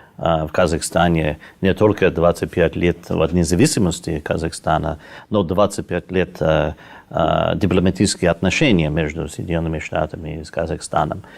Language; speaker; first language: Russian; non-native, fluent; English